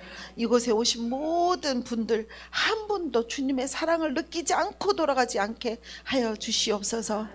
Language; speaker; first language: Korean; native; Korean